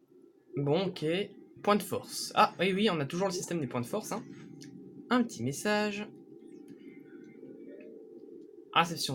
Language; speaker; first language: French; native; French